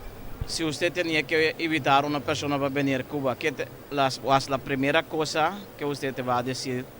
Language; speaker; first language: Spanish; non-native, learner; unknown